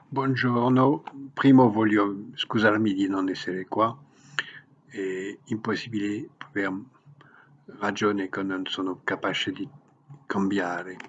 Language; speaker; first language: Italian; non-native, learner; French